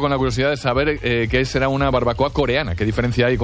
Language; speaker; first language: Spanish; native; Spanish